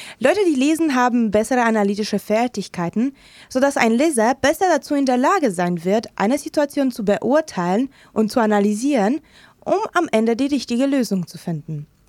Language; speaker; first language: German; non-native, fluent; Romanian